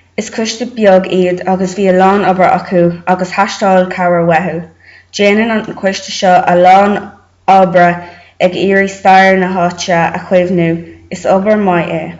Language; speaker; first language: Irish; non-native, local second language; English